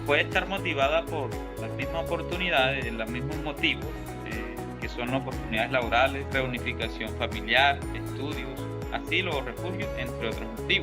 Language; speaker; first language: Spanish; native; Spanish